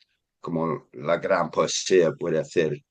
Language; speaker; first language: Spanish; non-native, fluent; English